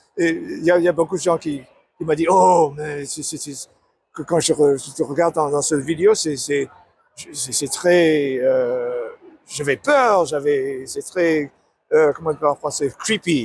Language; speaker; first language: French; non-native, learner; English